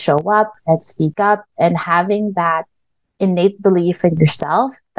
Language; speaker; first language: English; non-native, local second language; Filipino